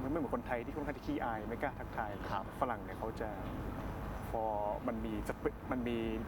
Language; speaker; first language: Thai; native; Thai